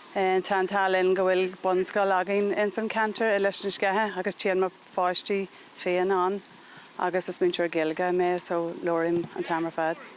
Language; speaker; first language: Irish; non-native, local second language; English